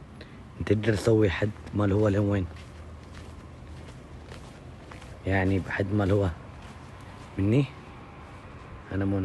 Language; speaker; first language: Arabic; non-native, learner; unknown